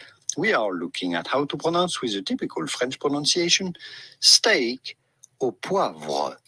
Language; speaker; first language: English; non-native, fluent; French